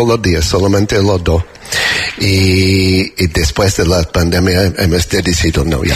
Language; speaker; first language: Spanish; non-native, learner; English